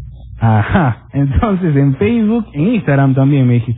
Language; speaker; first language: Spanish; native; Spanish